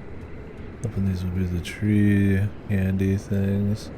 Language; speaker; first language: English; native; English